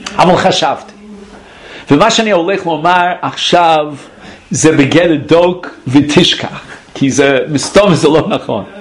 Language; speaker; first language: Hebrew; non-native, fluent; English